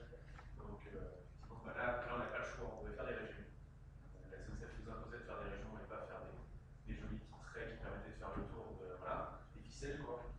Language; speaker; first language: French; native; French